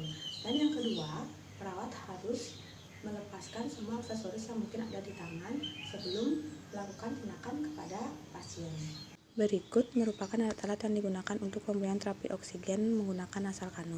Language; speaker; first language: Indonesian; native; Indonesian